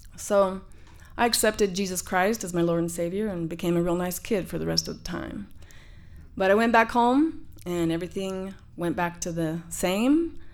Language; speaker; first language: English; native; English